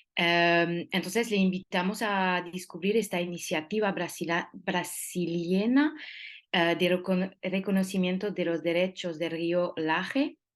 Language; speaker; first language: Spanish; non-native, fluent; French